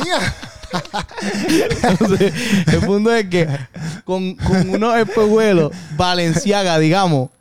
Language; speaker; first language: Spanish; native; Spanish